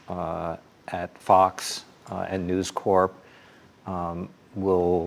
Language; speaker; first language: English; native; English